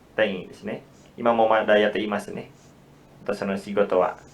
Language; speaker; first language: Japanese; non-native, fluent; Indonesian